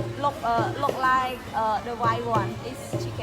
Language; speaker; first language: English; non-native, learner; Khmer